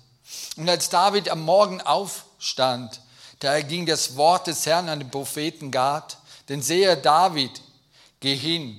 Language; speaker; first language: German; native; German